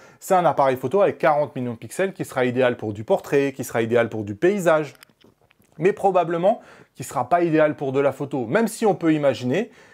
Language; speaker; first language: French; native; French